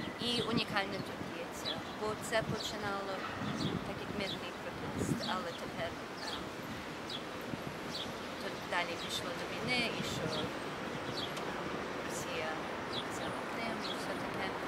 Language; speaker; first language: Ukrainian; early bilingual, heritage; Ukrainian